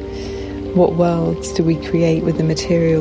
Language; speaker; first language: English; native; English